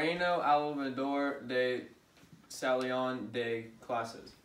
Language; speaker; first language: Spanish; non-native, learner; English